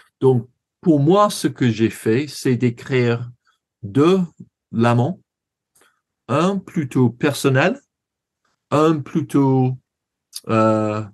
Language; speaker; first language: French; non-native, fluent; English